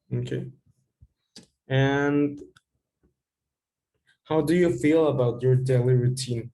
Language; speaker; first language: English; non-native, fluent; Spanish